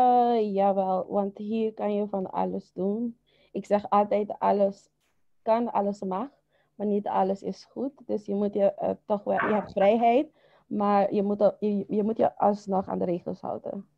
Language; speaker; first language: Dutch; non-native, local second language; Papiamento